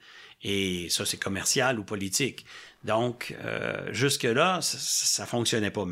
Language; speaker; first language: French; native; French